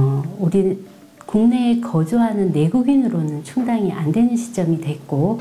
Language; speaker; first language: Korean; native; Korean